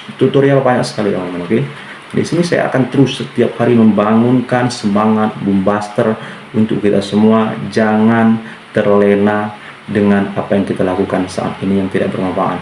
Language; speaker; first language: Indonesian; native; Indonesian